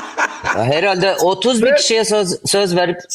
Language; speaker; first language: Turkish; native; Turkish